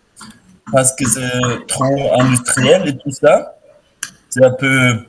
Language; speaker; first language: French; non-native, fluent; German